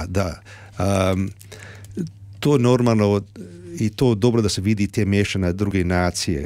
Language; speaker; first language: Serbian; early bilingual, heritage; Croatian